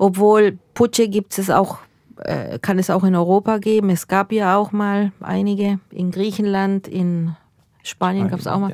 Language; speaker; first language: German; early bilingual, other home language; Spanish